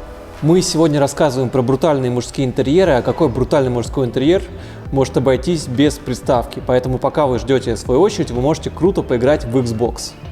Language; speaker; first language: Russian; native; Russian